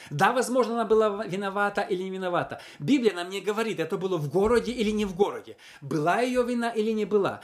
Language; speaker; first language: Russian; native; Russian